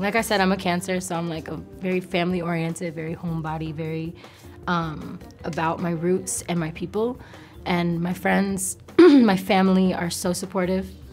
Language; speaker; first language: English; early bilingual, other home language; Spanish